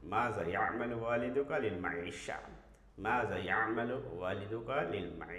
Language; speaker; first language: Arabic; non-native, fluent; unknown